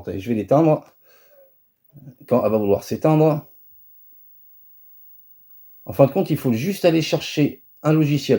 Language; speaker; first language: French; native; French